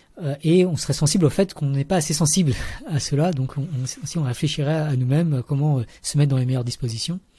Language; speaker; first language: French; early bilingual, other home language; Vietnamese